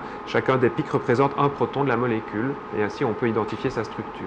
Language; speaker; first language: French; native; French